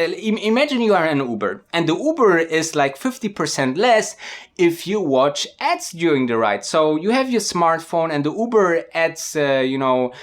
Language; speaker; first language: English; non-native, fluent; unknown